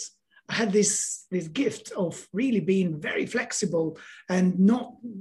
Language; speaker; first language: English; non-native, fluent; Albanian